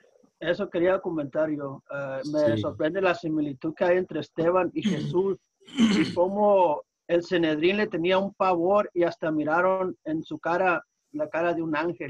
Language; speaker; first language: Spanish; native; Spanish